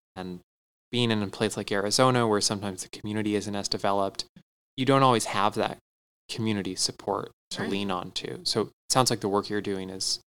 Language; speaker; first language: English; native; English